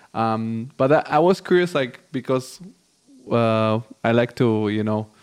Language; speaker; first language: English; non-native, fluent; Bulgarian